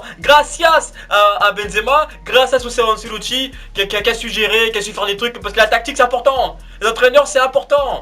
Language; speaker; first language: French; native; French